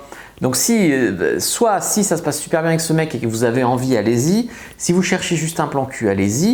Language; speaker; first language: French; native; French